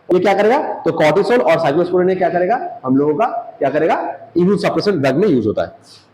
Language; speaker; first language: Hindi; non-native, local second language; Bangla